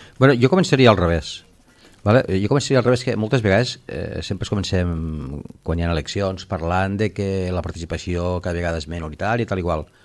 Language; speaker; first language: Catalan; native; Catalan